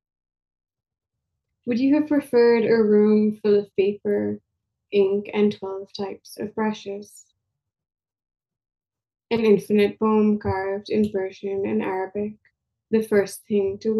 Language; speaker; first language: English; non-native, local second language; Urdu